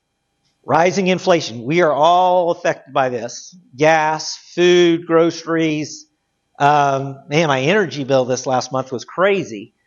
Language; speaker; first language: English; native; English